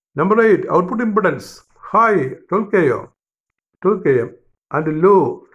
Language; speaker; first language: English; non-native, local second language; Malayalam